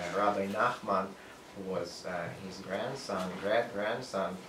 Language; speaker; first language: English; non-native, fluent; Ukrainian